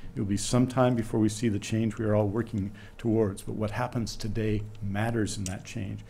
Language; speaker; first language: English; native; English